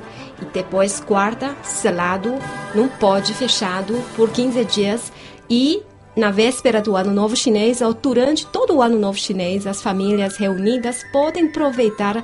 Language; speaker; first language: Portuguese; non-native, fluent; Chinese